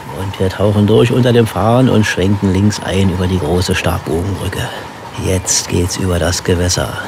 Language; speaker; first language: German; native; German